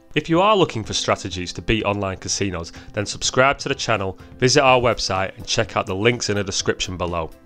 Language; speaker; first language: English; native; English